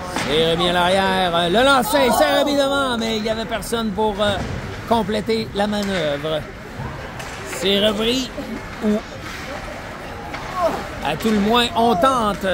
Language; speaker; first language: French; native; French